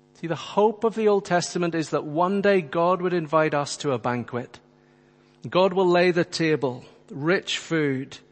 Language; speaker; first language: English; native; English